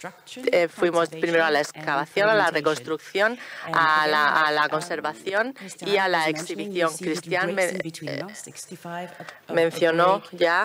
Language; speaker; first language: Spanish; non-native, fluent; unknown